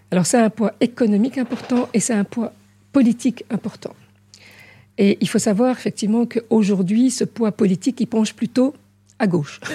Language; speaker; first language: French; early bilingual, other home language; Arabic